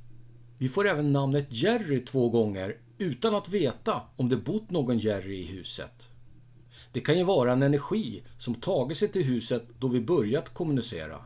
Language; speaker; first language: Swedish; native; Swedish